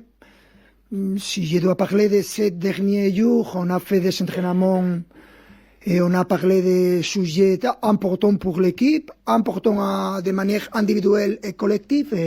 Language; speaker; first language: French; non-native, fluent; Spanish